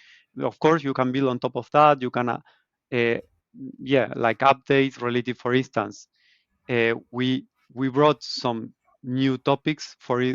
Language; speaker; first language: English; non-native, fluent; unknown